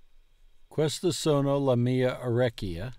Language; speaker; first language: Italian; non-native, learner; English